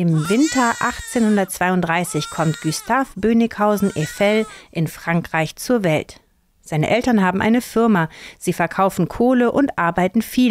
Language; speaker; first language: German; native; German